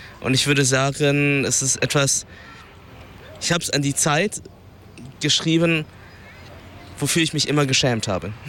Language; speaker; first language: German; early bilingual, other home language; Vietnamese